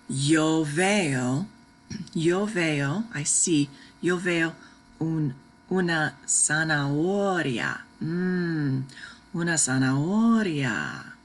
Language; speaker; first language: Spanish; non-native, fluent; English